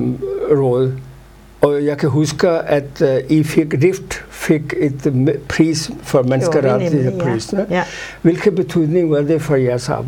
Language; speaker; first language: Danish; non-native, fluent; Urdu